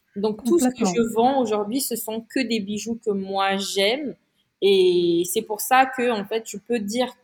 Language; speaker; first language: French; non-native, local second language; Malagasy